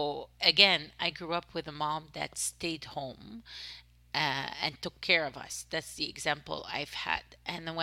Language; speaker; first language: English; non-native, fluent; French